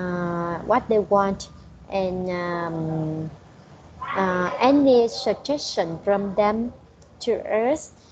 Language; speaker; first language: English; non-native, learner; Vietnamese